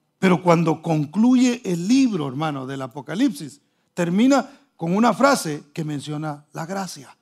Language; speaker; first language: Spanish; early bilingual, heritage; Spanish